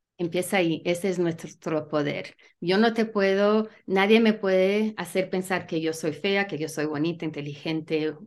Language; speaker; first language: Spanish; early bilingual, heritage; Spanish